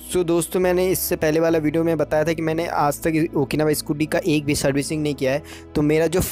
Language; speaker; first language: Hindi; non-native, local second language; Bangla